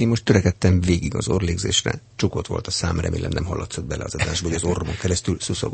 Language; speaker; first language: Hungarian; native; Hungarian